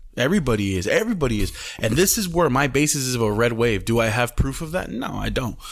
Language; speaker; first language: English; early bilingual, other home language; Spanish